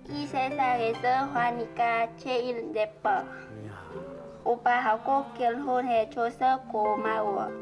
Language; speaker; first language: Korean; non-native, learner; Vietnamese